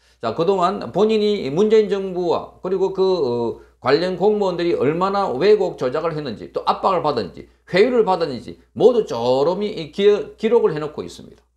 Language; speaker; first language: Korean; native; Korean